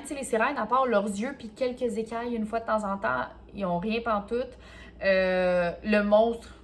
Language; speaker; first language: French; native; French